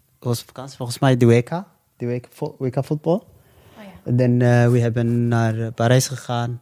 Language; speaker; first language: Dutch; non-native, local second language; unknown